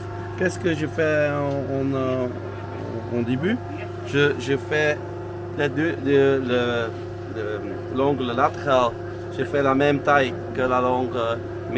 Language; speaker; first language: French; non-native, local second language; Dutch